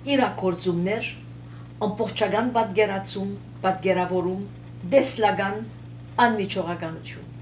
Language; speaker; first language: Armenian; early bilingual, heritage; Armenian